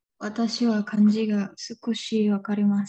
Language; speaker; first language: Japanese; non-native, learner; Indonesian